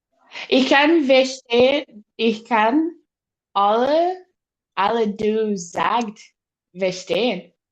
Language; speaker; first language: German; non-native, learner; Portuguese